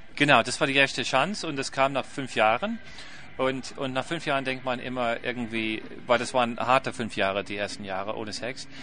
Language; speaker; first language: German; non-native, fluent; English